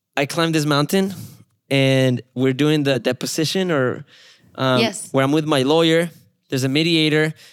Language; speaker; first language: English; non-native, fluent; Spanish